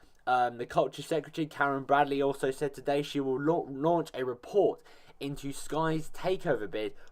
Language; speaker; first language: English; native; English